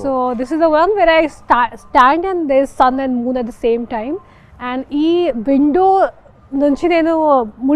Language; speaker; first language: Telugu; non-native, fluent; Hindi